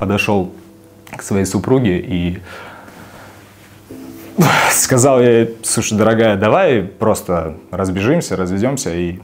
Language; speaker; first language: Russian; native; Russian